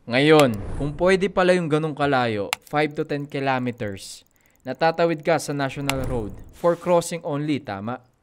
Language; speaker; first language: Filipino; native; Filipino